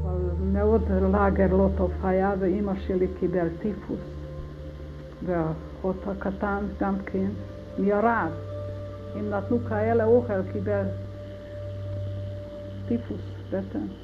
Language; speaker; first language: Hebrew; non-native, learner; Hungarian